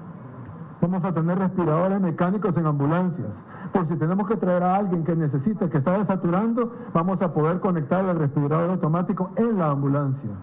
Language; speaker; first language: Spanish; native; Spanish